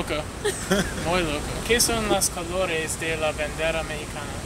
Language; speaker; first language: Spanish; non-native, learner; English